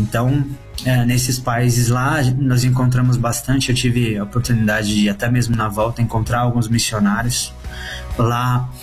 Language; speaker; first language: Portuguese; native; Portuguese